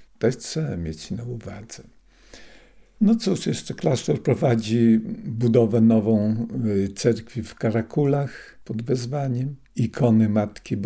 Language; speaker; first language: Polish; non-native, local second language; Russian